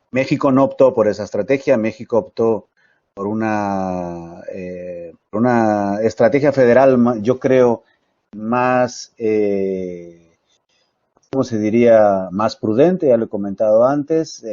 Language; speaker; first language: Spanish; native; Spanish